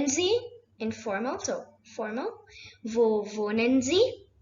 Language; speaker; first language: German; non-native, fluent; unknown